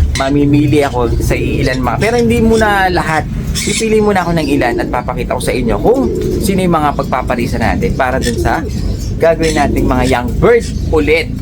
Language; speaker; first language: Filipino; native; Filipino